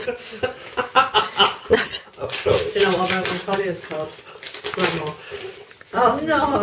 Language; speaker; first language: English; native; English